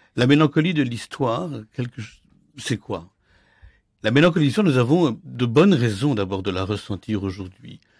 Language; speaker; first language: French; native; French